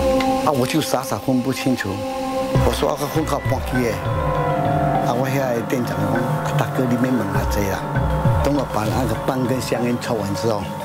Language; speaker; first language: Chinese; non-native, local second language; Min Nan Chinese